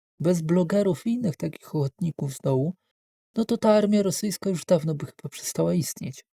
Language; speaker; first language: Polish; native; Polish